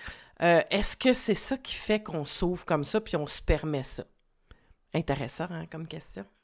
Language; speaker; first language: French; native; French